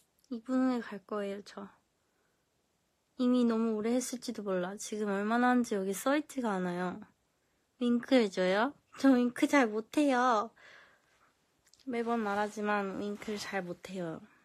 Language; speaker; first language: Korean; early bilingual, heritage; Korean